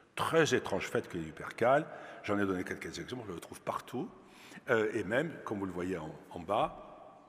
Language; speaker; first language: French; native; French